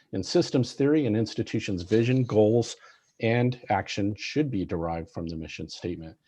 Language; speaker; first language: English; native; English